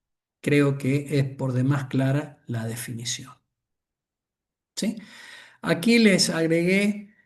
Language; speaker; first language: Spanish; native; Spanish